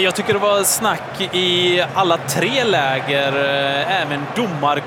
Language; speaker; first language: Swedish; native; Swedish